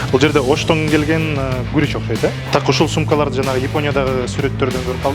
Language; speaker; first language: Kyrgyz; native; Kyrgyz